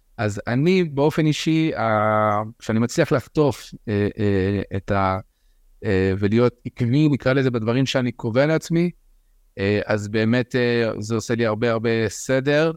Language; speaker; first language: Hebrew; early bilingual, other home language; French